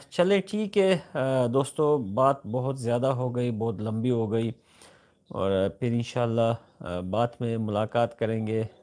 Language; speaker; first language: Urdu; non-native, local second language; Pashto